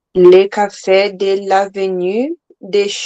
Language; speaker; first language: French; non-native, learner; Portuguese